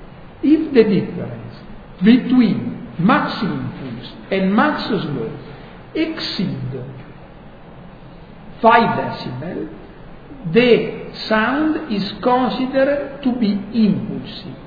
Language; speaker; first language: English; non-native, fluent; Italian